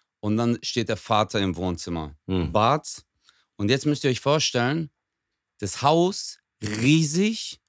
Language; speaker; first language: German; early bilingual, other home language; Turkish